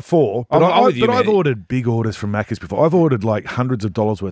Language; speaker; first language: English; native; English